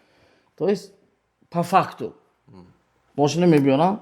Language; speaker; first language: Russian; non-native, local second language; Tajik